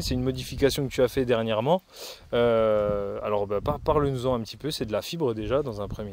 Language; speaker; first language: French; native; French